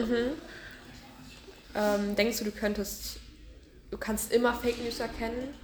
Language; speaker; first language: German; native; German